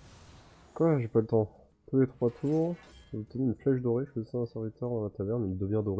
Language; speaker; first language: French; native; French